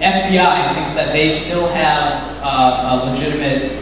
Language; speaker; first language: English; native; English